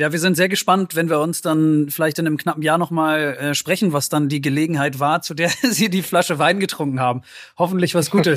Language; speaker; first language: German; native; German